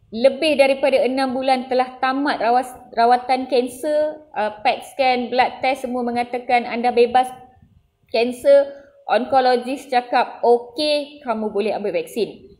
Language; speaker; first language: Malay; non-native, local second language; Tamil